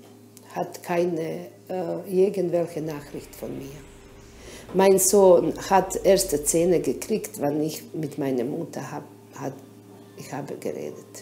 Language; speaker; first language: German; non-native, learner; Bosnian